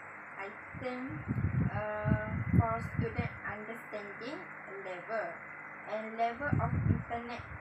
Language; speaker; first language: English; non-native, fluent; Malay